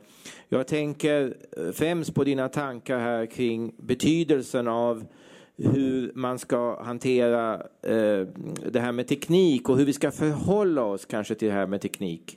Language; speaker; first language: Swedish; native; Swedish